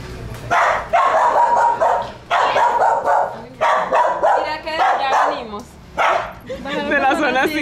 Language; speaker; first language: Spanish; native; Spanish